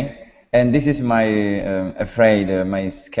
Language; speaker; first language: English; non-native, learner; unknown